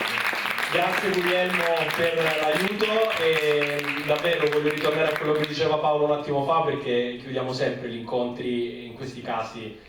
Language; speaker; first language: Italian; native; Italian